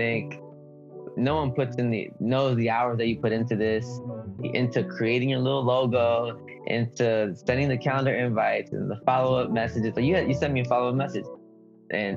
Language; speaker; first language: English; early bilingual, other home language; Spanish